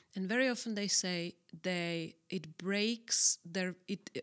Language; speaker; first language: English; non-native, fluent; Czech